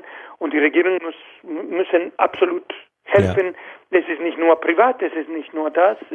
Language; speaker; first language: German; non-native, learner; Spanish